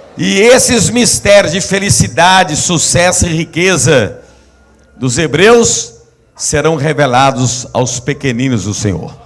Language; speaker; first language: Portuguese; native; Portuguese